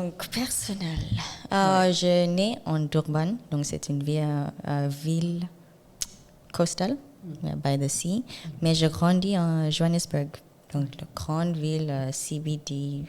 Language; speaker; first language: French; non-native, learner; Zulu